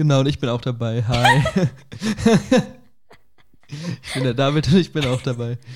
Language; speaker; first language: German; native; German